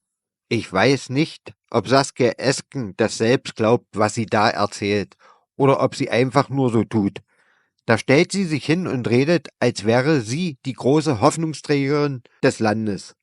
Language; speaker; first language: German; native; German